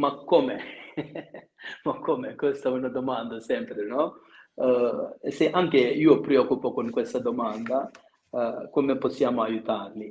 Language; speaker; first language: Italian; non-native, fluent; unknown